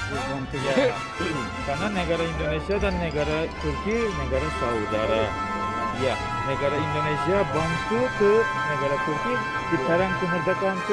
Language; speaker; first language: Indonesian; non-native, learner; Turkish